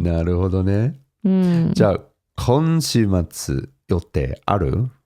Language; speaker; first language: Japanese; non-native, fluent; English